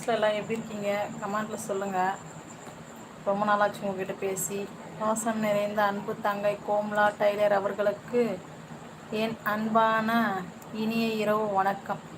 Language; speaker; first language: Tamil; non-native, local second language; Telugu